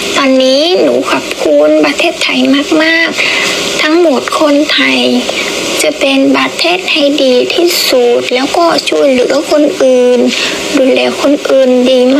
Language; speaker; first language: Thai; non-native, fluent; Vietnamese